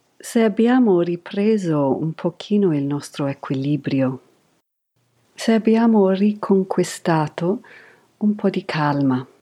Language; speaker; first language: Italian; non-native, fluent; English